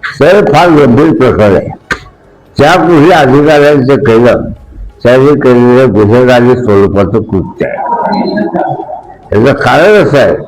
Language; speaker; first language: Marathi; native; Marathi